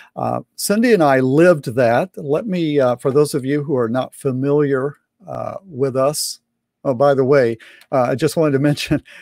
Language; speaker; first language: English; native; English